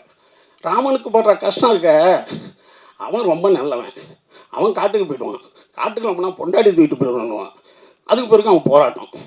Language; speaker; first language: Tamil; native; Tamil